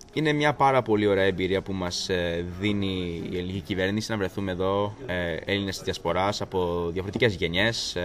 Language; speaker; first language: Greek; early bilingual, heritage; Greek